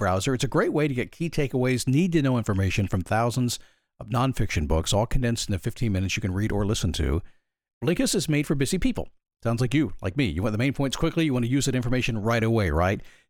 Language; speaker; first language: English; native; English